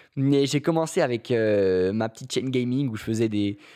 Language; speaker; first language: French; native; French